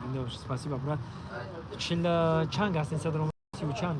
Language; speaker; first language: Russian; non-native, learner; Tajik